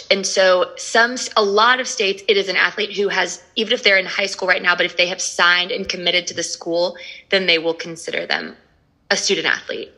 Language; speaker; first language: English; native; English